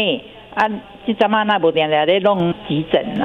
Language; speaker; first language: Chinese; non-native, local second language; Min Nan Chinese